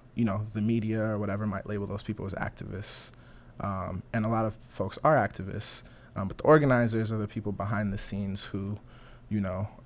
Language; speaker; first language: English; native; English